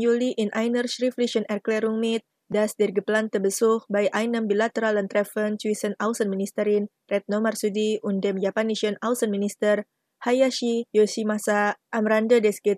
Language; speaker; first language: German; non-native, fluent; Indonesian